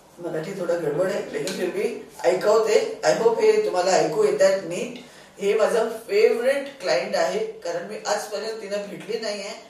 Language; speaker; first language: Marathi; non-native, local second language; Sindhi